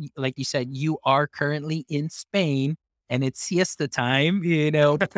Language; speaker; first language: English; early bilingual, other home language; Spanish